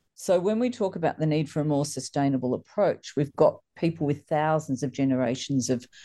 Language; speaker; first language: English; native; English